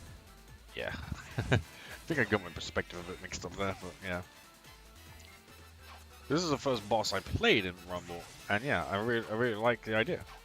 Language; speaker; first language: English; native; English